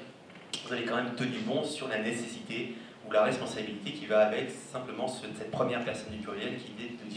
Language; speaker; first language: French; native; French